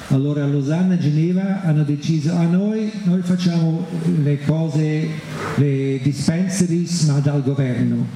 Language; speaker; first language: Italian; non-native, fluent; German